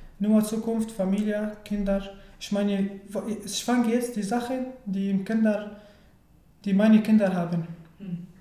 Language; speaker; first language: German; non-native, learner; Arabic